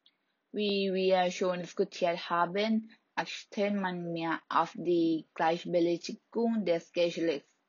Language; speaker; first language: German; non-native, learner; Thai